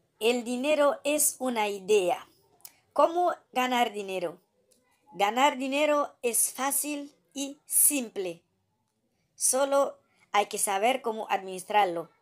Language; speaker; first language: Spanish; non-native, fluent; Haitian Creole